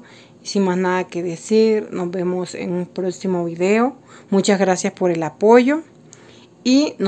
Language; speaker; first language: Spanish; native; Spanish